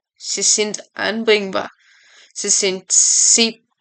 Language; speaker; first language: German; non-native, learner; Spanish